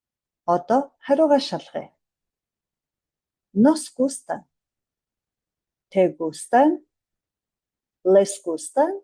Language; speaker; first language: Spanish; non-native, fluent; Mongolian